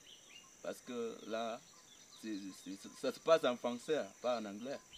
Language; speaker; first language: French; non-native, local second language; English